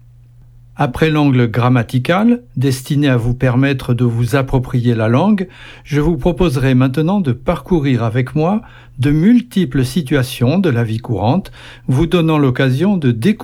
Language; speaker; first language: French; native; French